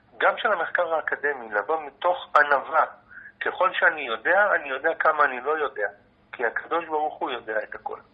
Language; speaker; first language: Hebrew; native; Hebrew